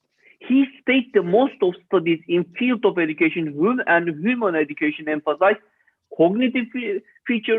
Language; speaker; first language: English; non-native, learner; Turkish